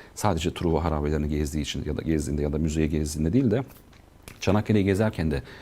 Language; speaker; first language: Turkish; native; Turkish